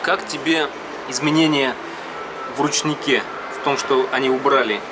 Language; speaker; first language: Russian; native; Russian